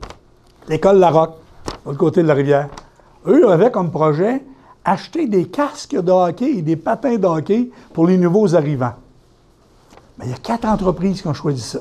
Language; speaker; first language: French; native; French